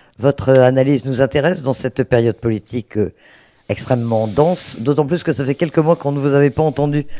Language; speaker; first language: French; native; French